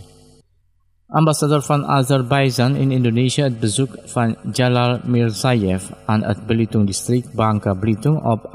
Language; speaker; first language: Dutch; non-native, fluent; Indonesian